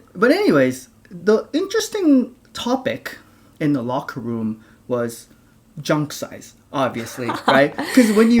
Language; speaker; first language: English; non-native, fluent; Japanese